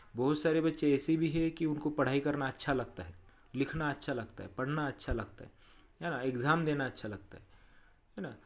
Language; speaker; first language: Hindi; non-native, local second language; Marathi